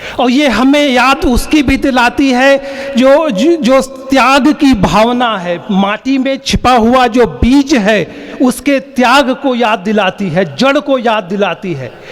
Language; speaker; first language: Hindi; native; Hindi